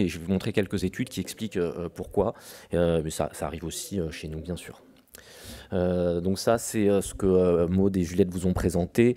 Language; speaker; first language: French; native; French